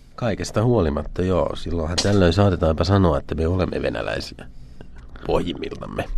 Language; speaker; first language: Finnish; native; Finnish